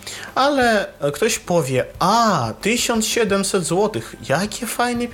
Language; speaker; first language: Polish; non-native, fluent; Russian